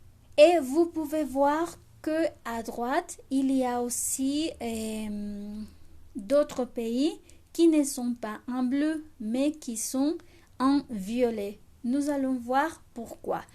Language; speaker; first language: French; non-native, fluent; Spanish